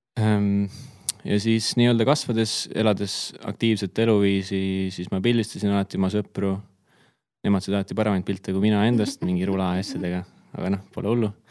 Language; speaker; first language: Estonian; native; Estonian